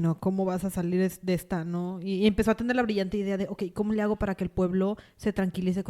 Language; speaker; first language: Spanish; native; Spanish